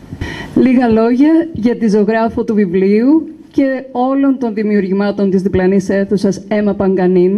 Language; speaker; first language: Greek; native; Greek